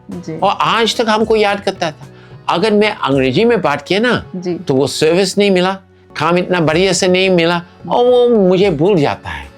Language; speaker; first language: Hindi; non-native, fluent; English